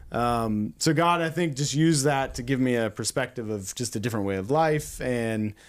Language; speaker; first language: English; native; English